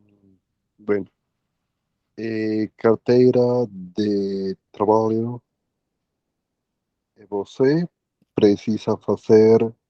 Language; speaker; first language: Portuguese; non-native, learner; Spanish